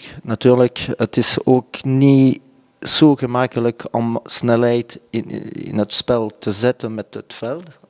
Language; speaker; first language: Dutch; non-native, local second language; French